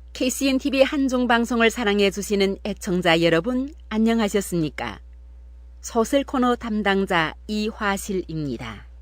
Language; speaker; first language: Korean; native; Korean